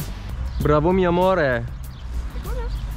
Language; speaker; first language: French; native; French